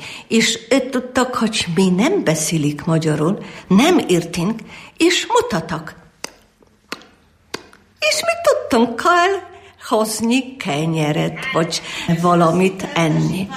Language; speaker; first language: Hungarian; non-native, learner; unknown